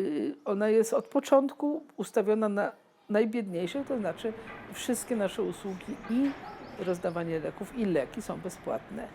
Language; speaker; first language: Polish; native; Polish